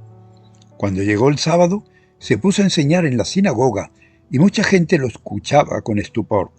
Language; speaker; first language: Spanish; native; Spanish